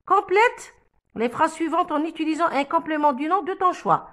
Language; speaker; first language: French; non-native, local second language; Arabic